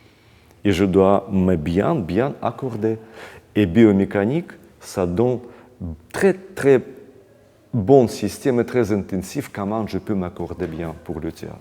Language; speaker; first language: French; non-native, fluent; Russian